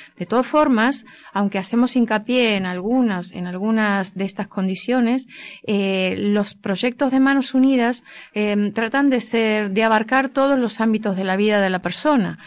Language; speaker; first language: Spanish; native; Spanish